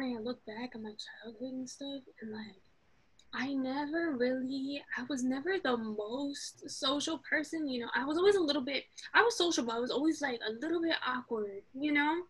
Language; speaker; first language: English; early bilingual, other home language; Arabic